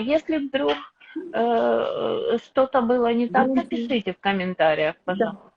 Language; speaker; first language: Russian; native; Russian